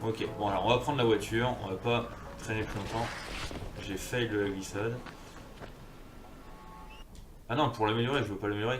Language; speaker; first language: French; native; French